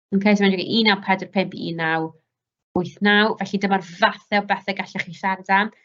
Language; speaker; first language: Welsh; native; Welsh